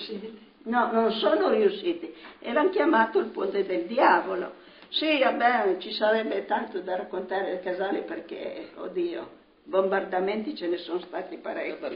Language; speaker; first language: Italian; native; Italian